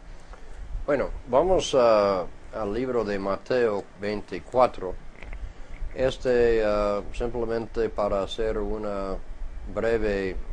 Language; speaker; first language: Spanish; non-native, fluent; English